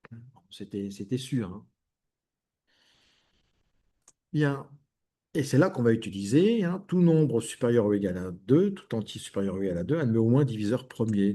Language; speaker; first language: French; native; French